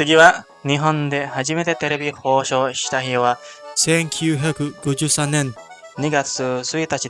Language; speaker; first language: Japanese; non-native, learner; Indonesian